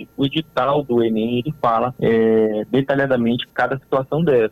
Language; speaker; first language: Portuguese; native; Portuguese